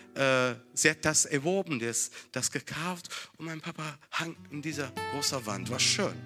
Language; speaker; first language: German; non-native, fluent; Italian